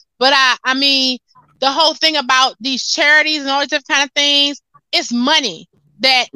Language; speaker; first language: English; native; English